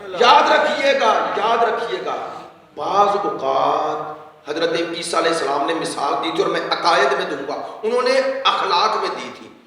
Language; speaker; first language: Urdu; non-native, local second language; Punjabi